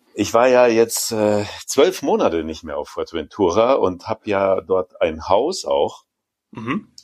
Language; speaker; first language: German; native; German